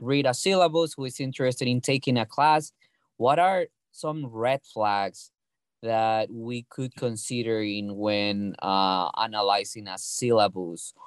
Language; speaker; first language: English; non-native, fluent; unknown